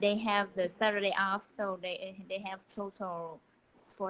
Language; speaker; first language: English; non-native, learner; Vietnamese